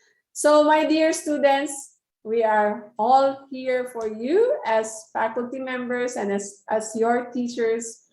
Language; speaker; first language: English; non-native, local second language; Filipino